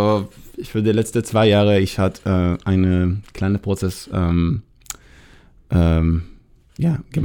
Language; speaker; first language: German; non-native, learner; Hebrew